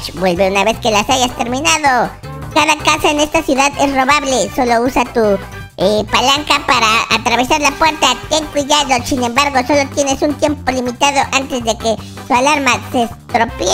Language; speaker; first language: Spanish; native; Spanish